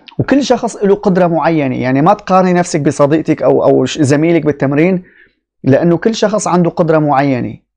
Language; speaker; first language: Arabic; native; Arabic